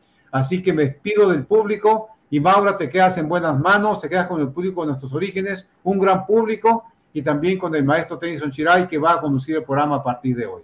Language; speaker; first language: Spanish; native; Spanish